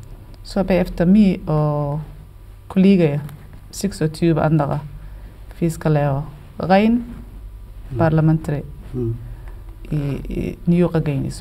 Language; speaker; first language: Danish; non-native, learner; Somali